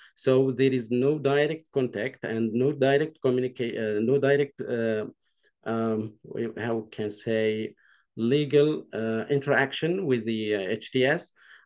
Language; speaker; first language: English; non-native, fluent; Arabic